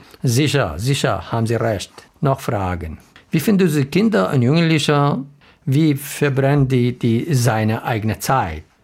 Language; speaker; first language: German; non-native, learner; Arabic